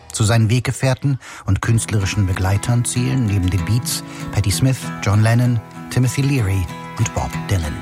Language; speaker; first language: German; native; German